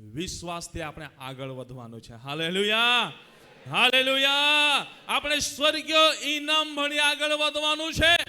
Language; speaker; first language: Gujarati; non-native, local second language; Gamit